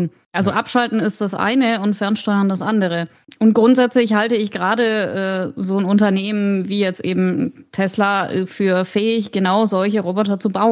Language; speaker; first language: German; native; German